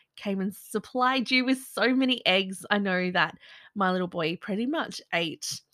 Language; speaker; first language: English; native; English